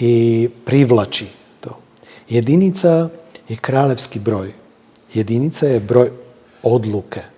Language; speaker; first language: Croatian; non-native, fluent; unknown